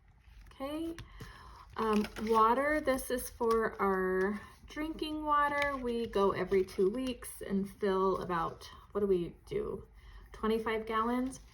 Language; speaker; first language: English; native; English